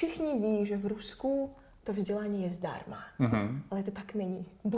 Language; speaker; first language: Czech; non-native, fluent; Russian